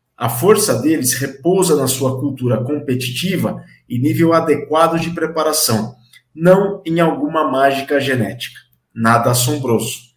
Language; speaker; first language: Portuguese; native; Portuguese